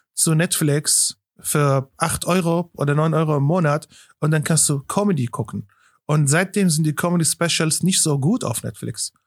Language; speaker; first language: German; non-native, fluent; Arabic